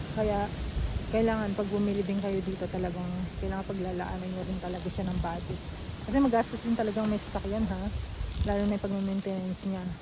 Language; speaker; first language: Filipino; native; Filipino